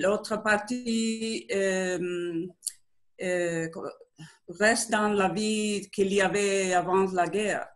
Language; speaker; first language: French; non-native, learner; Spanish